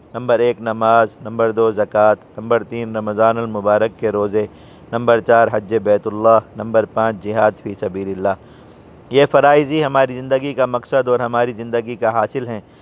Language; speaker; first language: Urdu; native; Urdu